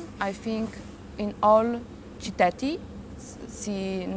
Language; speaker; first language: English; non-native, fluent; Polish